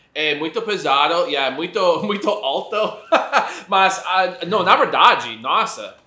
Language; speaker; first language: Portuguese; non-native, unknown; English